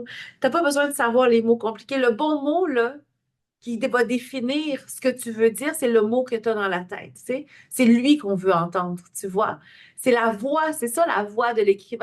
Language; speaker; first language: French; native; French